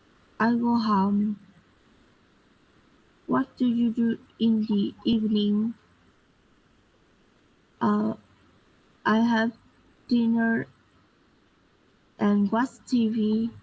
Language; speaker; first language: English; non-native, learner; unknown